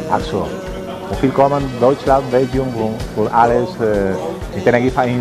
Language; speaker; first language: German; non-native, learner; Spanish